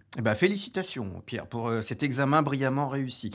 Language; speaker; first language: French; native; French